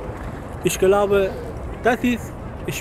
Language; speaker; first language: German; non-native, learner; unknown